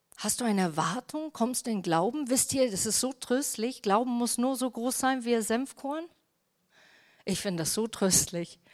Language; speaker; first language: German; non-native, fluent; English